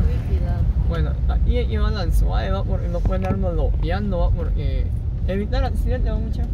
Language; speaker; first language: Spanish; native; Spanish